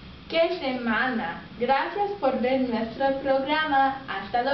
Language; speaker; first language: Spanish; non-native, learner; English